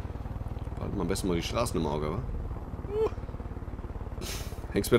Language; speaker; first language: German; native; German